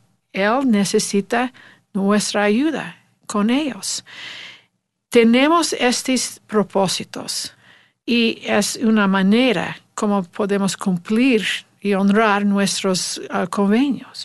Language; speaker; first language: Spanish; non-native, learner; English